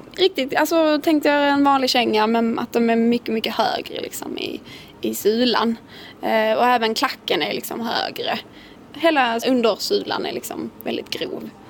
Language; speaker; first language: Swedish; native; Swedish